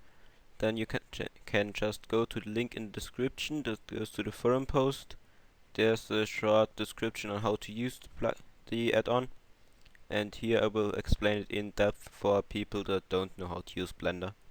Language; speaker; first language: English; non-native, fluent; German